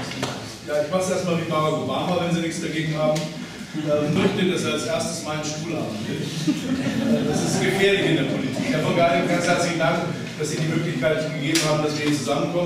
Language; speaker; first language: German; native; German